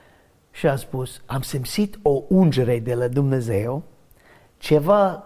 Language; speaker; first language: Romanian; non-native, learner; English